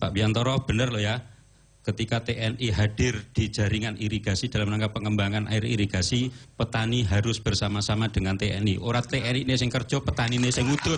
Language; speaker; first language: Indonesian; non-native, local second language; Javanese